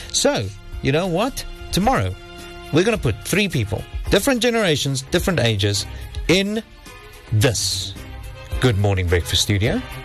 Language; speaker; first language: English; non-native, local second language; Afrikaans